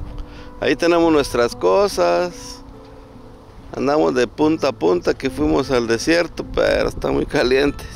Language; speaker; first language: Spanish; native; Spanish